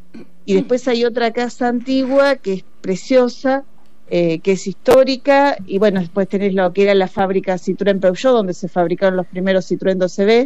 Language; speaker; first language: Spanish; native; Spanish